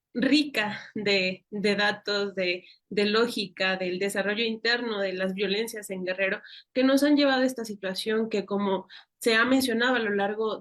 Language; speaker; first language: Spanish; native; Spanish